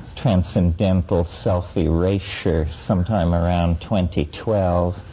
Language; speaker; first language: English; native; English